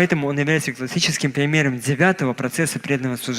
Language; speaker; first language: Russian; native; Russian